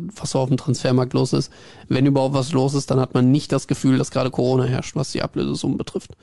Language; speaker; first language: German; native; German